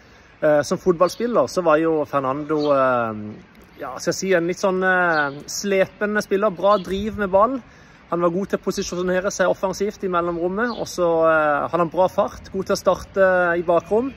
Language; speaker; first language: Norwegian; native; Norwegian